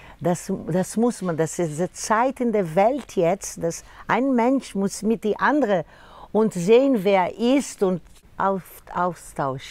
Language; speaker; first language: German; non-native, learner; Portuguese